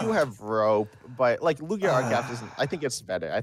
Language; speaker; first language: English; native; English